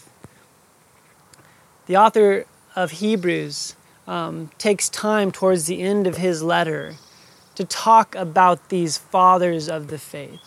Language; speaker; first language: English; native; English